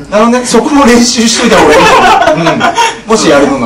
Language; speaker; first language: Japanese; native; Japanese